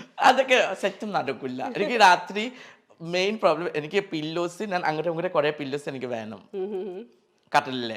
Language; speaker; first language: Malayalam; non-native, fluent; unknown